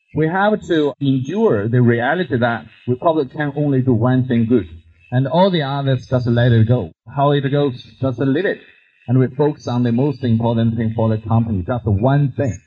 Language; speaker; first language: English; non-native, fluent; Chinese